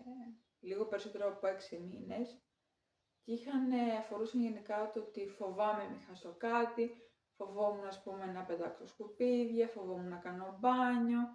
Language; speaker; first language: Greek; native; Greek